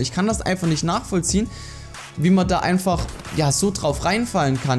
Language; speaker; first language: German; native; German